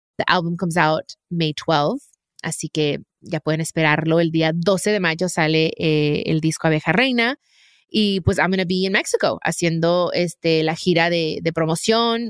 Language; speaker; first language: Spanish; native; Spanish